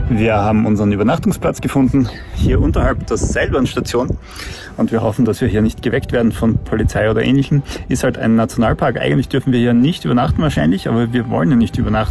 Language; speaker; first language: German; native; German